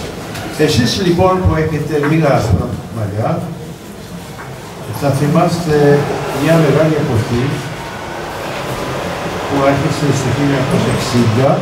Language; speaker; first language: Greek; early bilingual, heritage; Greek